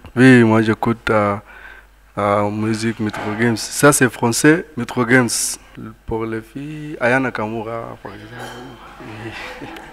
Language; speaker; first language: French; non-native, learner; Arabic